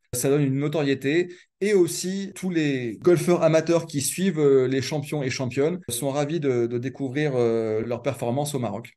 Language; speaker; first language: French; native; French